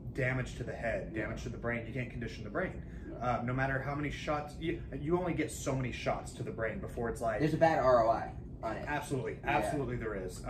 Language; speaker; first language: English; native; English